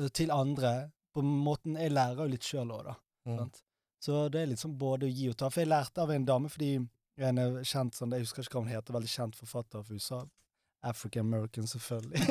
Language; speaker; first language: Norwegian; early bilingual, other home language; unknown